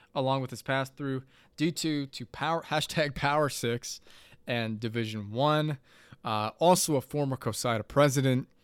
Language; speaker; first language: English; native; English